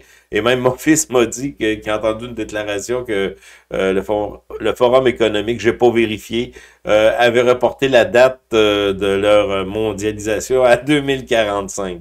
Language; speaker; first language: French; native; French